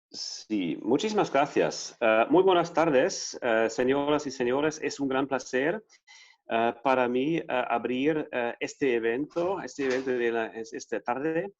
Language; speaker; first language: Spanish; non-native, fluent; German